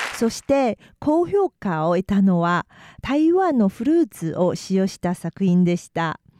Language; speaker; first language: Japanese; non-native, fluent; Chinese